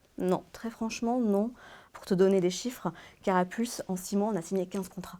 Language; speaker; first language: French; native; French